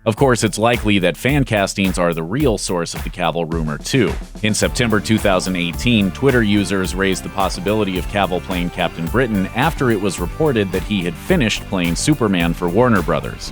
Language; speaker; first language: English; native; English